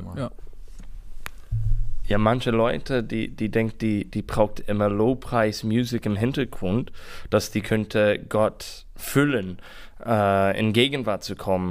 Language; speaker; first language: German; non-native, learner; English